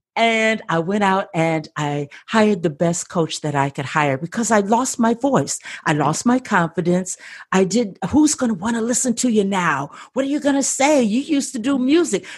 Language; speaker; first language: English; native; English